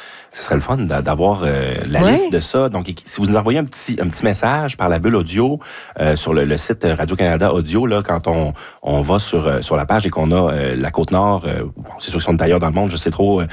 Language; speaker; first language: French; native; French